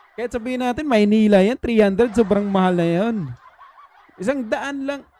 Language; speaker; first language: Filipino; native; Filipino